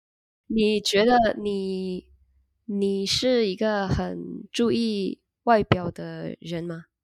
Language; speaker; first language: Chinese; non-native, learner; Indonesian